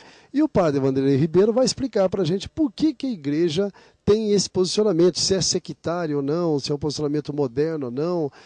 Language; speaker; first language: Portuguese; native; Portuguese